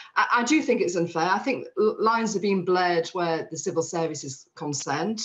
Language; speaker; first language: English; native; English